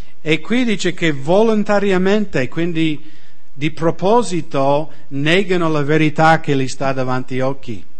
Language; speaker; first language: Italian; non-native, fluent; English